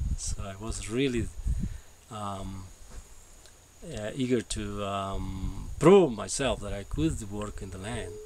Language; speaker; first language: English; non-native, fluent; Spanish